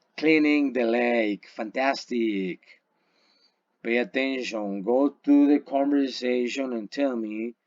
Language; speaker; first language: English; non-native, fluent; Spanish